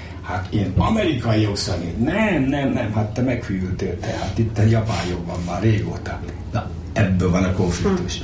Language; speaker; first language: Hungarian; native; Hungarian